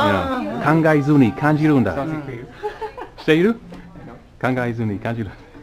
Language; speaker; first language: Japanese; non-native, learner; English